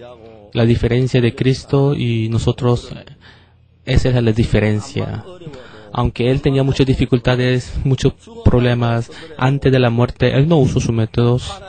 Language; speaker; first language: Spanish; non-native, fluent; Korean